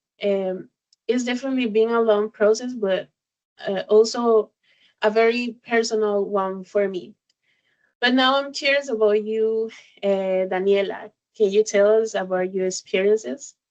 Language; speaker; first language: English; non-native, learner; Spanish